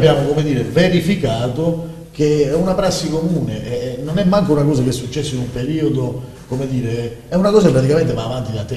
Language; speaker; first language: Italian; native; Italian